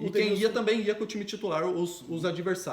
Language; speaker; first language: Portuguese; native; Portuguese